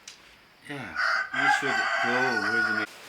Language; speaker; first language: English; non-native, learner; Korean